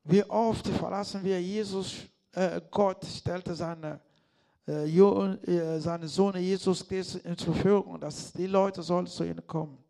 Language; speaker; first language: German; non-native, learner; Lingala